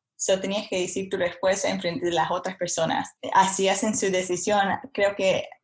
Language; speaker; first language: Spanish; early bilingual, heritage; Spanish